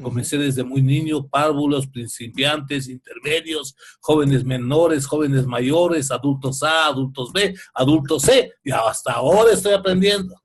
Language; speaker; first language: Spanish; native; Spanish